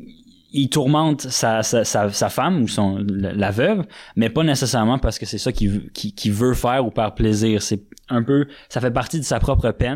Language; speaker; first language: French; native; French